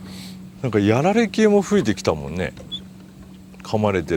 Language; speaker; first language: Japanese; native; Japanese